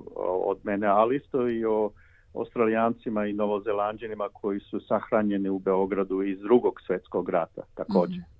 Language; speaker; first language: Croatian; early bilingual, heritage; Croatian